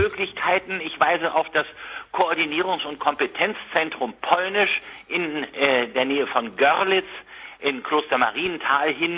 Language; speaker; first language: German; native; German